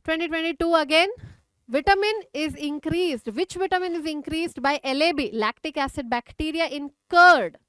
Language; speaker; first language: English; non-native, local second language; Kannada